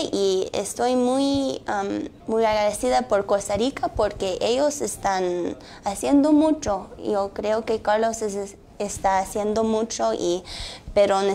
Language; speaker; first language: Spanish; early bilingual, heritage; English